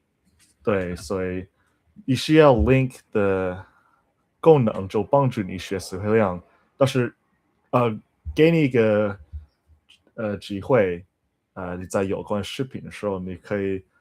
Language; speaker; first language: Chinese; non-native, learner; English